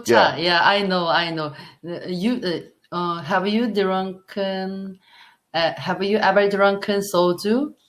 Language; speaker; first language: English; non-native, learner; Korean